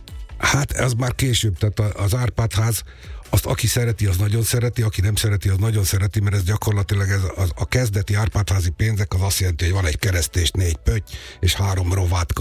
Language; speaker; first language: Hungarian; native; Hungarian